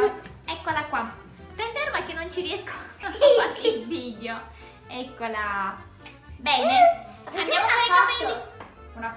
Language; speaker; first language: Italian; native; Italian